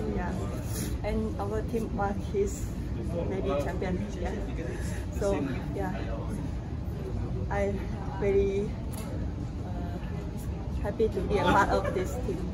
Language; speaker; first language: English; non-native, learner; Japanese